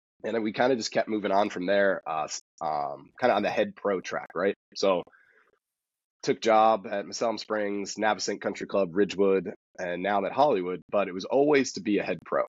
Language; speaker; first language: English; native; English